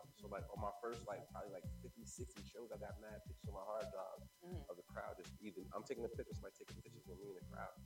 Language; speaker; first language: English; native; English